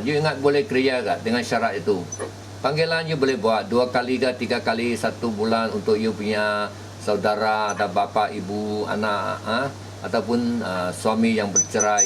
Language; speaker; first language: Malay; native; Malay